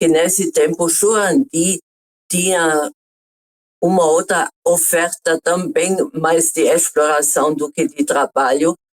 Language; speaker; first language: Portuguese; non-native, fluent; German